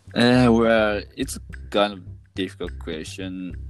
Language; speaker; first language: English; non-native, fluent; Japanese